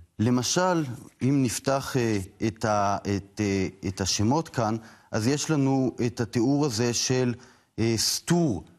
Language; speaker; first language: Hebrew; native; Hebrew